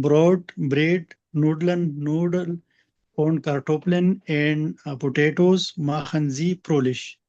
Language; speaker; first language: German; non-native, learner; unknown